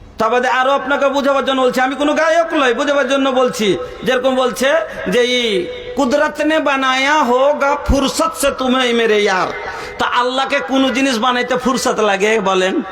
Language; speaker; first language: Bangla; non-native, local second language; Bhojpuri